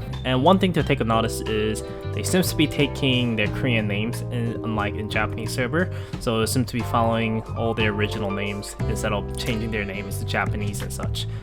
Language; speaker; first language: English; non-native, fluent; Korean